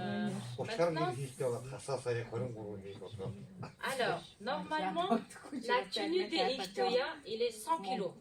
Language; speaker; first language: French; non-native, learner; Mongolian